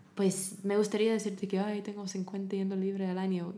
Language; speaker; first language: Spanish; non-native, fluent; English